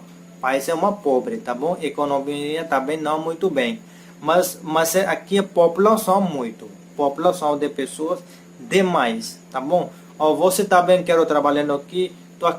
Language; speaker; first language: Portuguese; non-native, learner; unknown